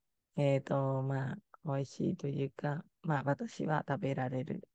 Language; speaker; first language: Japanese; non-native, fluent; Khmer